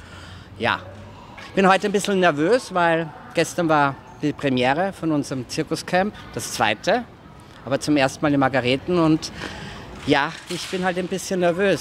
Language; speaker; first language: German; native; German